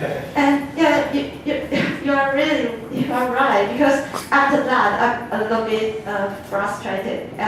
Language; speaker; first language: English; non-native, fluent; Chinese